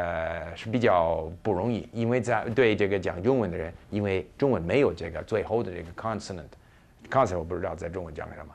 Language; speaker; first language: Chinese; non-native, fluent; English